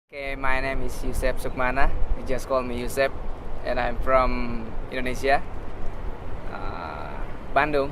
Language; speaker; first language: English; non-native, learner; Indonesian